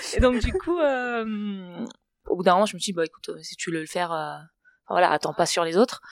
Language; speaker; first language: French; non-native, fluent; Spanish